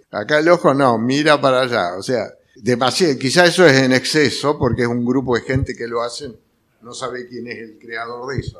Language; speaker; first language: Spanish; early bilingual, other home language; Italian